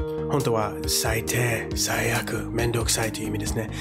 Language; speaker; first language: Japanese; non-native, fluent; English